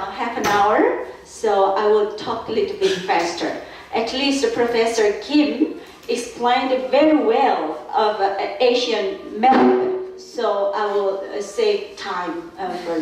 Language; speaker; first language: English; non-native, fluent; Korean